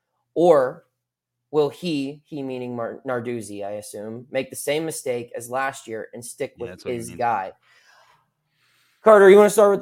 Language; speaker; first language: English; native; English